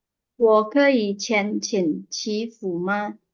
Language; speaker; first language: Chinese; non-native, learner; Indonesian